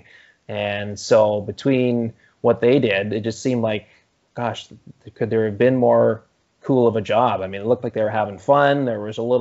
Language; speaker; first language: English; native; English